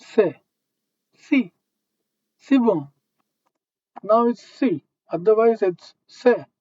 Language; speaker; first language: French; non-native, learner; English